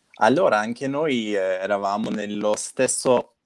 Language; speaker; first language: Italian; non-native, fluent; Turkish